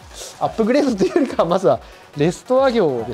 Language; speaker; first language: Japanese; native; Japanese